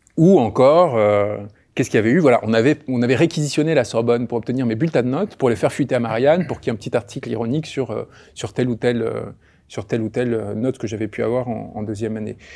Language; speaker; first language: French; early bilingual, other home language; Spanish